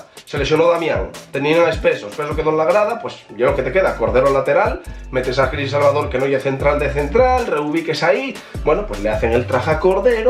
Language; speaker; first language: Spanish; native; Spanish